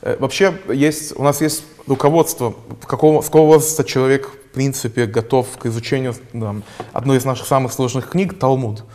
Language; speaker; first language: Russian; early bilingual, heritage; Russian